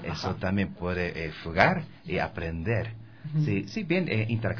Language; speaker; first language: Spanish; non-native, learner; Japanese